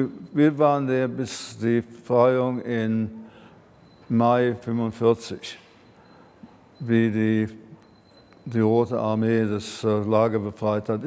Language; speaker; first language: German; early bilingual, heritage; German